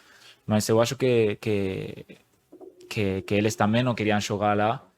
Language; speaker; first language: Portuguese; non-native, fluent; Spanish